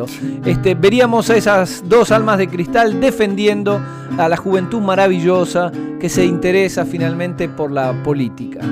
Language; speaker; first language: Spanish; native; Spanish